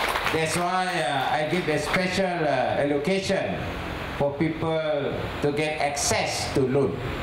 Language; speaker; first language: English; non-native, local second language; Malay